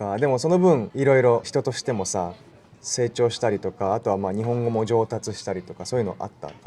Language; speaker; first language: Japanese; native; Japanese